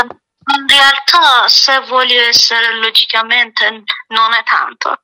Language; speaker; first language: Italian; non-native, learner; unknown